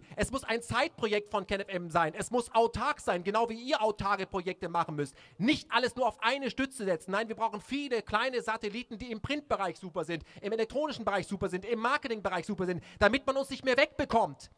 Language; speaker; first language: German; native; German